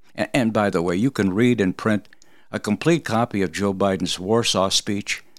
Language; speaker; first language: English; early bilingual, other home language; Polish